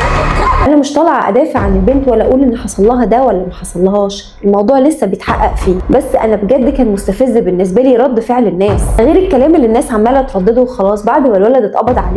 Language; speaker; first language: Arabic; native; Arabic